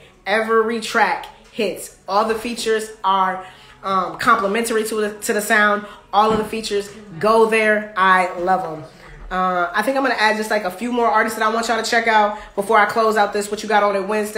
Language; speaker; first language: English; native; English